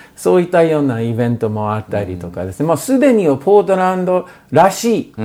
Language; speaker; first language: Japanese; non-native, fluent; English